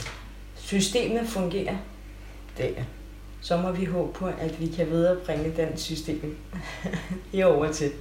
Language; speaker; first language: Danish; non-native, fluent; Kurdish